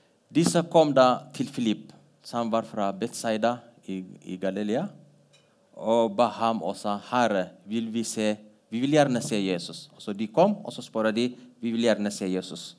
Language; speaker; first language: Norwegian; non-native, fluent; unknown